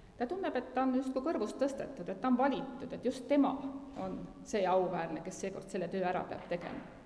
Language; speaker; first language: Estonian; native; Estonian